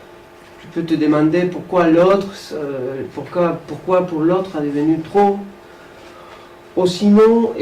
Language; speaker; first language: French; non-native, fluent; Spanish